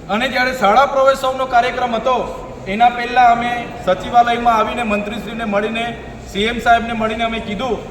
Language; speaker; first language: Gujarati; non-native, local second language; Vasavi